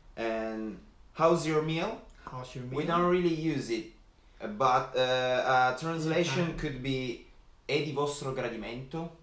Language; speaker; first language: English; non-native, fluent; Italian